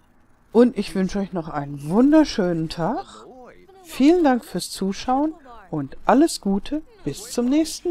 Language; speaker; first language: German; native; German